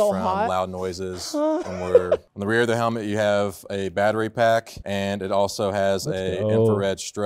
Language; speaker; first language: English; native; English